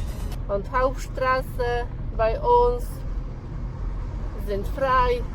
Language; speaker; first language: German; non-native, learner; Polish